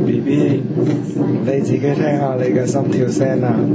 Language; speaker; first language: Cantonese; native; Cantonese